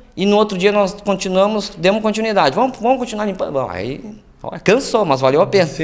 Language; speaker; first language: Portuguese; native; Portuguese